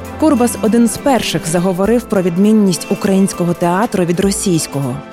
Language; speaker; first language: Ukrainian; native; Ukrainian